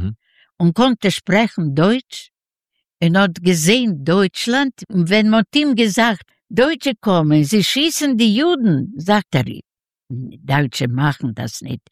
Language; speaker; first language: German; non-native, learner; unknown